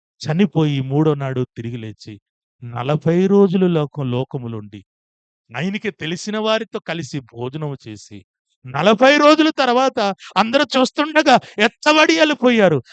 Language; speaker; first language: Telugu; non-native, fluent; Odia